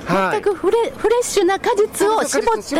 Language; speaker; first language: Japanese; native; Japanese